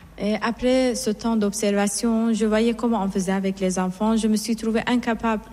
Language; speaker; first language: French; non-native, fluent; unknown